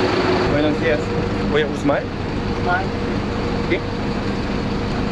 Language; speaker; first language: Spanish; non-native, learner; Korean